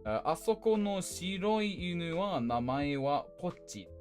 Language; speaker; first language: Japanese; non-native, learner; English